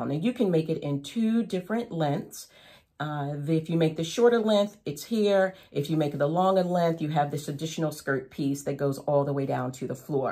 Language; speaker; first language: English; native; English